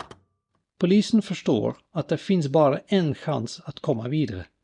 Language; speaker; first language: Swedish; native; Swedish